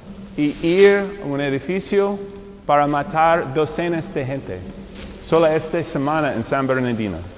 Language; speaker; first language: Spanish; non-native, fluent; English